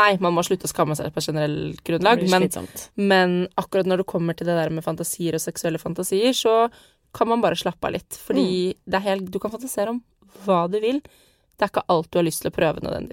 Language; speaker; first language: Norwegian; native; Norwegian